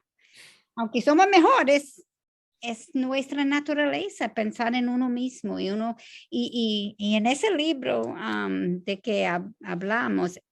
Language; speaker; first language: Spanish; non-native, fluent; English